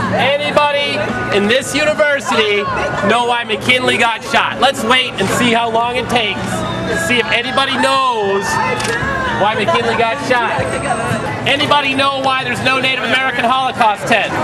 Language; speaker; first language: English; native; English